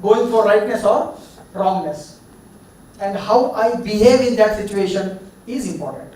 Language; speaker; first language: English; non-native, local second language; Kannada